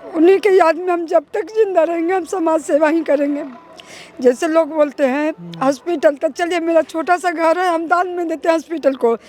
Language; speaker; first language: Hindi; native; Hindi